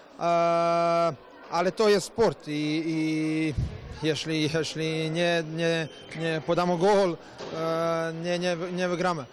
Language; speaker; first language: Polish; non-native, learner; Croatian